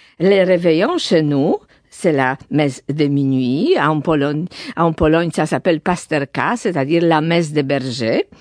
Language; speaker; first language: French; non-native, fluent; Polish